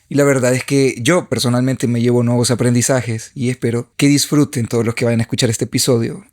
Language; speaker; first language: Spanish; native; Spanish